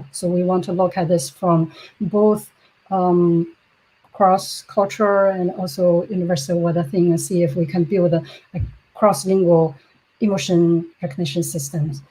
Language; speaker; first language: English; non-native, fluent; Chinese